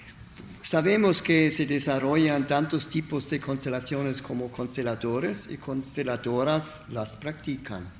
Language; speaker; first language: Spanish; non-native, learner; German